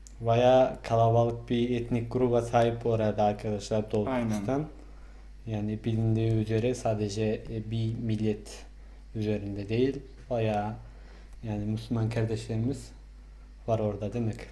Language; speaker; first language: Turkish; non-native, fluent; Mongolian